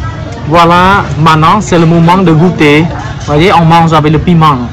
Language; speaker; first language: French; non-native, fluent; Khmer